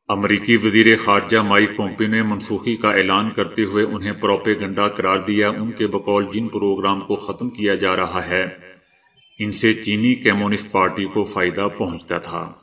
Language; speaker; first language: Urdu; native; Urdu